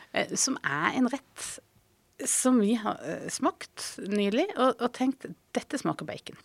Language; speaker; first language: Norwegian; native; Norwegian